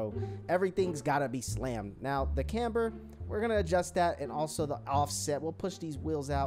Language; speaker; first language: English; native; English